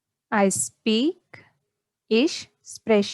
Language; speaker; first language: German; non-native, learner; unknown